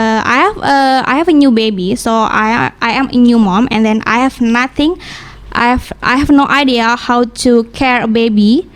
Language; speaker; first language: English; non-native, learner; Indonesian